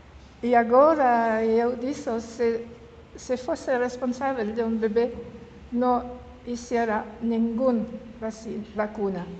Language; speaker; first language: Spanish; non-native, learner; French